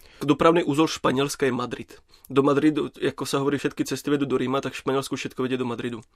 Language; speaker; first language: Slovak; native; Slovak